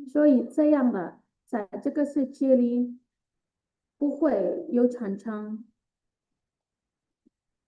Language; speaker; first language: Chinese; non-native, fluent; Indonesian